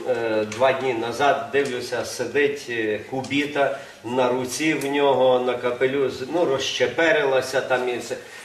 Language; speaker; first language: Ukrainian; native; Ukrainian